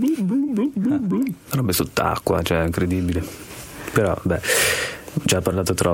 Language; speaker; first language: Italian; native; Italian